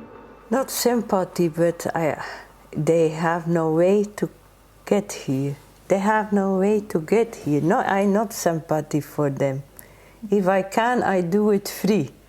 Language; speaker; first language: English; non-native, learner; Dutch